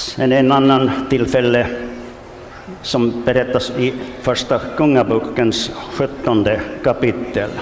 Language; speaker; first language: Swedish; non-native, local second language; Finnish